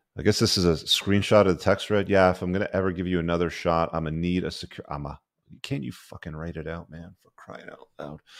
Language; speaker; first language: English; native; English